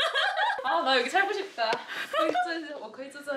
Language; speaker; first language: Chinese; non-native, fluent; Korean